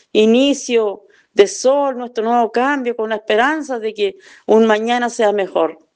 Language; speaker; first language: Spanish; non-native, local second language; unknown